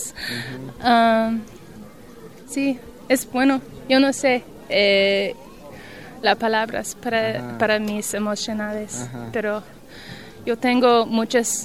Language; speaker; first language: Spanish; non-native, learner; English